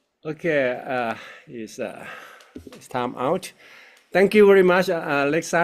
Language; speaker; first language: English; non-native, fluent; Thai